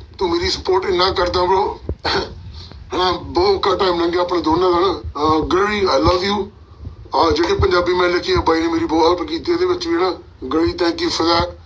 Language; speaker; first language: Punjabi; early bilingual, heritage; Punjabi